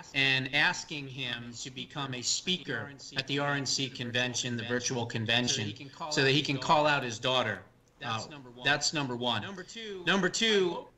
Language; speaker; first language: English; native; English